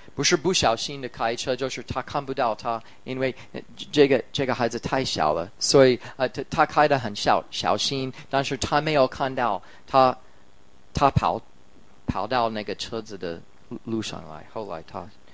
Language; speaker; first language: Chinese; non-native, fluent; English